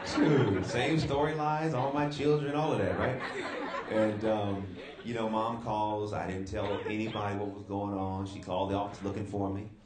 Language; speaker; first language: English; native; English